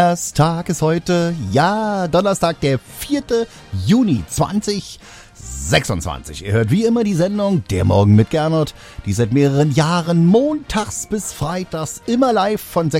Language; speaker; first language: German; native; German